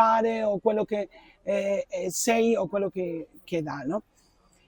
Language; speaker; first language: Italian; non-native, fluent; Spanish